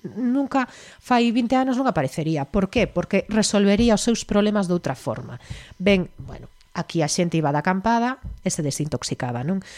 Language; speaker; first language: Galician; native; Galician